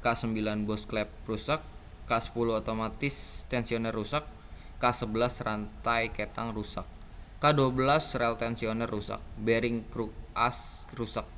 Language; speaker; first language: Indonesian; native; Indonesian